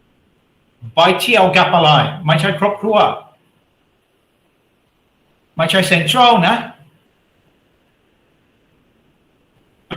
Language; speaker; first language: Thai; non-native, learner; English